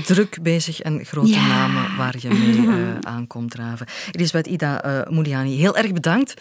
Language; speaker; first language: Dutch; native; Dutch